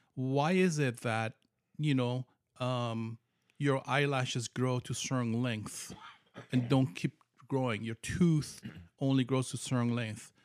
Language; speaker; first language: English; non-native, fluent; Persian